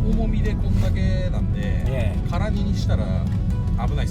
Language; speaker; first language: Japanese; native; Japanese